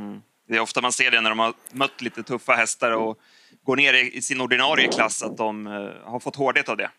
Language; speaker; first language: Swedish; native; Swedish